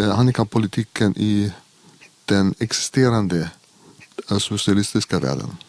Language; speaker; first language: Swedish; non-native, fluent; German